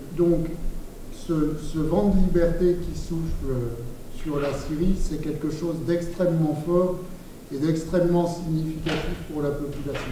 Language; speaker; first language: French; native; French